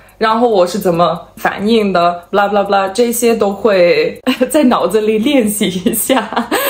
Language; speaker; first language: Chinese; non-native, fluent; Serbian